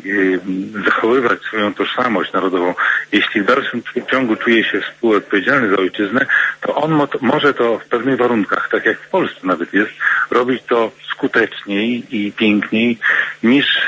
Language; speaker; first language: Polish; native; Polish